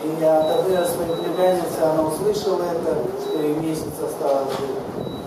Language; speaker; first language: Russian; non-native, local second language; Kazakh